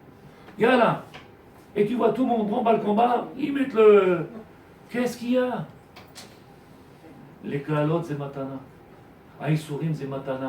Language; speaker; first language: French; native; French